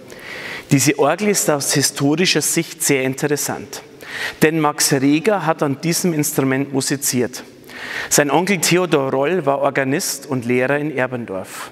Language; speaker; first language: German; native; German